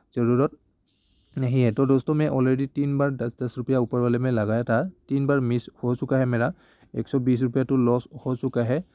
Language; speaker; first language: Hindi; non-native, local second language; Bangla